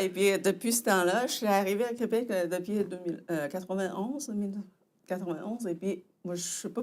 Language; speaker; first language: French; non-native, fluent; Chinese